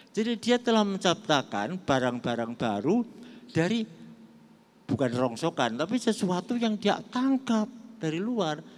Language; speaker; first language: Indonesian; non-native, local second language; Javanese